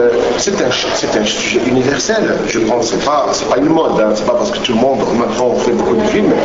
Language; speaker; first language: French; non-native, local second language; Arabic